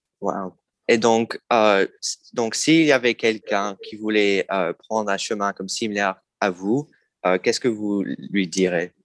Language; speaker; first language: French; non-native, fluent; English